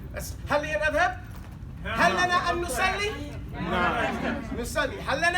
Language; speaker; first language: Arabic; non-native, fluent; English